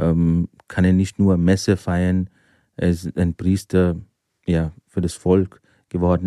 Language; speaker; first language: German; non-native, fluent; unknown